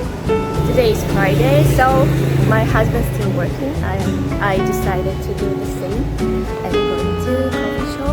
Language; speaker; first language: English; non-native, learner; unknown